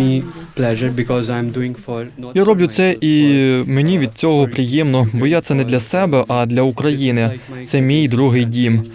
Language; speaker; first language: Ukrainian; non-native, fluent; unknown